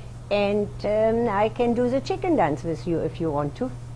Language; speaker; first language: English; non-native, fluent; German